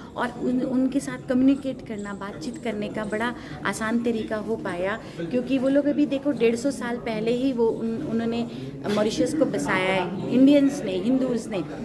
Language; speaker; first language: Hindi; native; Hindi